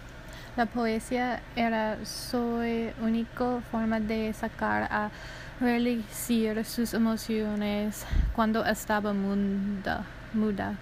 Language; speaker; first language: Spanish; non-native, learner; English